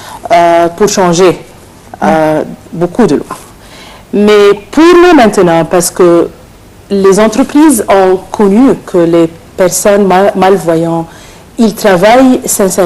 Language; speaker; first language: French; non-native, fluent; Arabic